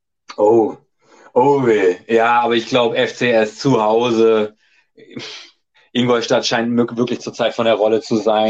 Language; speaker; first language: German; native; German